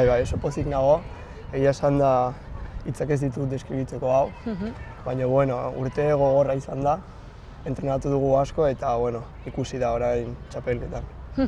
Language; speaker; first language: Basque; non-native, local second language; Spanish